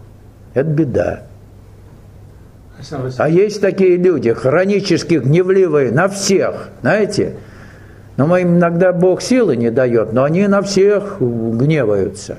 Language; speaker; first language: Russian; native; Russian